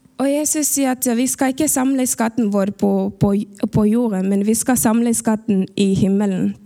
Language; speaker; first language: Norwegian; early bilingual, other home language; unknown